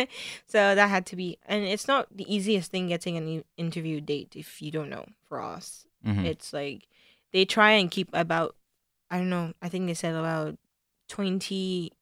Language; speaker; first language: English; non-native, local second language; Igbo